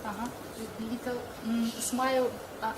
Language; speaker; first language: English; non-native, learner; Russian